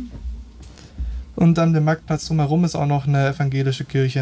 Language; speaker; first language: German; native; German